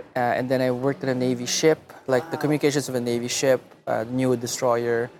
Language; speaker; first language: English; non-native, local second language; Filipino